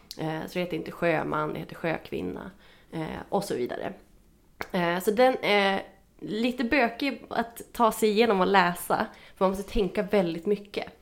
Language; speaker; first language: Swedish; native; Swedish